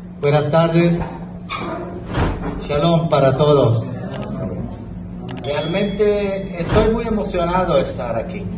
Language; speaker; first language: Spanish; non-native, fluent; Hebrew